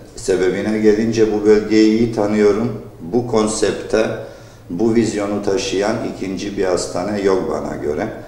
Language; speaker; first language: Turkish; early bilingual, heritage; Turkish